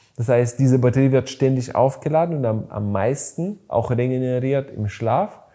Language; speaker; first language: German; non-native, fluent; Bulgarian